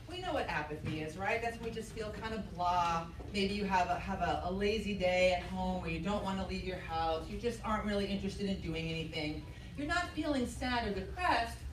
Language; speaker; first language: English; native; English